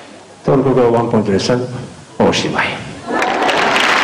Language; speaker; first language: Japanese; non-native, learner; Turkish